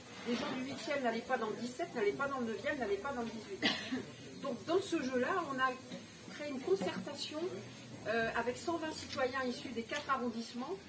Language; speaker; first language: French; native; French